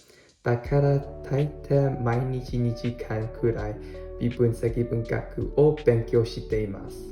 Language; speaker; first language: Japanese; non-native, learner; English